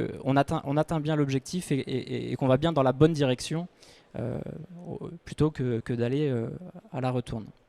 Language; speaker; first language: French; native; French